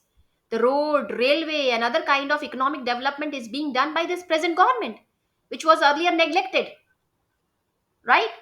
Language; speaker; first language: English; non-native, local second language; Hindi